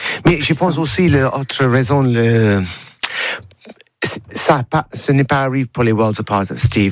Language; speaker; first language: French; non-native, learner; English